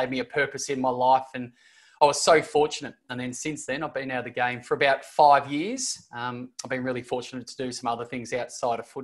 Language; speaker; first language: English; native; English